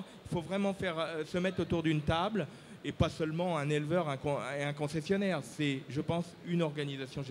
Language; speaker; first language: French; native; French